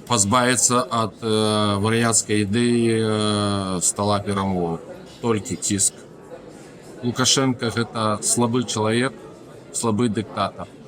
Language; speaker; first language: Belarusian; non-native, local second language; Russian